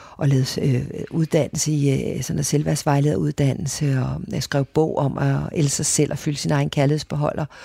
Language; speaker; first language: Danish; native; Danish